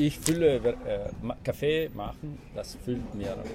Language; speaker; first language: German; non-native, local second language; Italian